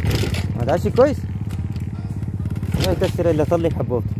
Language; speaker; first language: Arabic; native; Arabic